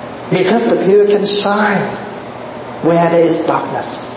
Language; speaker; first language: English; non-native, fluent; Vietnamese